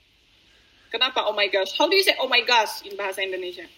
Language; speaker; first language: English; non-native, fluent; Indonesian